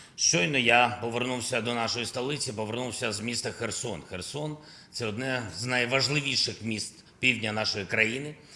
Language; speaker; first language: Ukrainian; non-native, local second language; Russian